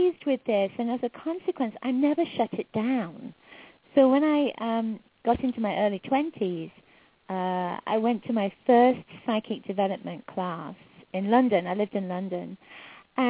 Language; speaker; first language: English; native; English